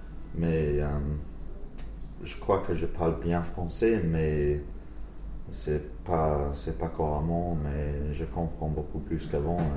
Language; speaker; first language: French; non-native, learner; English